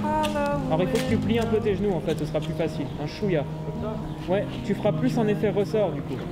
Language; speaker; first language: French; native; French